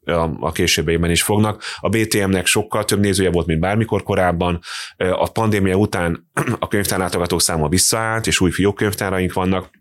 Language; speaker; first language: Hungarian; native; Hungarian